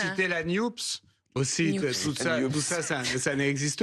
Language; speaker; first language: French; native; French